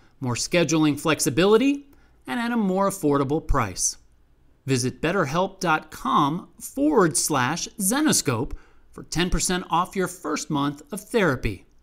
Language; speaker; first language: English; native; English